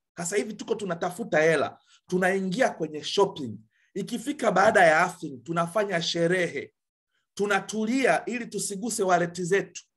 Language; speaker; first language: Swahili; native; Swahili